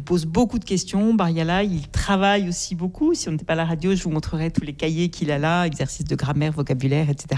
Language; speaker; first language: French; native; French